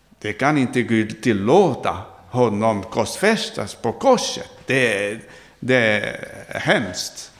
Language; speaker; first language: Swedish; non-native, fluent; Arabic